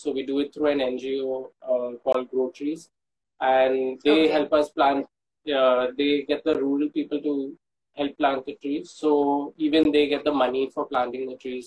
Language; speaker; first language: English; non-native, local second language; Hindi